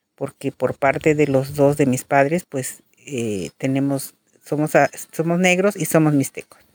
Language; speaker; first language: Spanish; native; Spanish